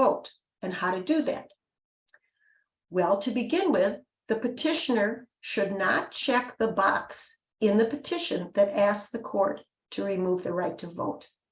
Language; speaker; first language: English; native; English